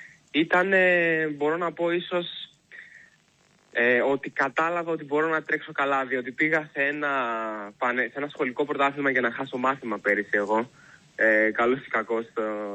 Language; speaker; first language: Greek; native; Greek